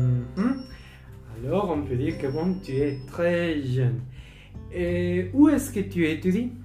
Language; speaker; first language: French; non-native, learner; Spanish